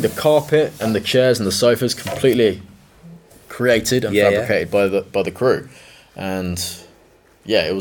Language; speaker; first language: English; native; English